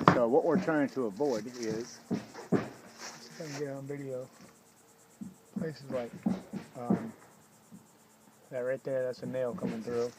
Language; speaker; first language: English; native; English